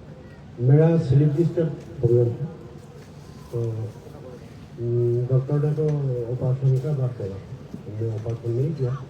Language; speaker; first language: Hindi; non-native, local second language; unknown